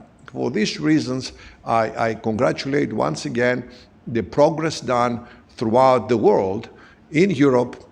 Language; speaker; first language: English; non-native, fluent; Greek